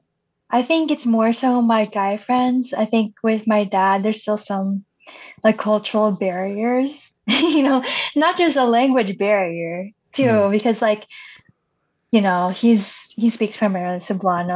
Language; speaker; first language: English; early bilingual, other home language; Cebuano